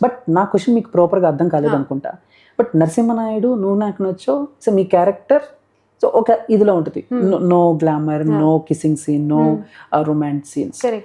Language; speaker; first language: Telugu; native; Telugu